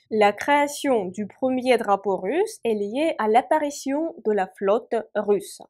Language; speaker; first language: French; non-native, fluent; Russian